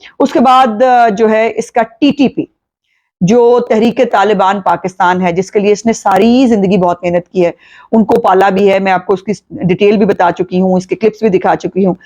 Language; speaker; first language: Urdu; non-native, local second language; Punjabi